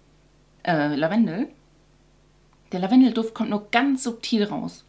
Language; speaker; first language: German; native; German